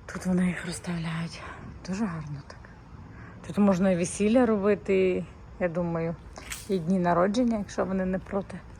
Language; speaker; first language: Ukrainian; native; Ukrainian